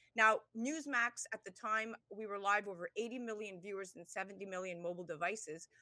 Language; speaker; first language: English; native; English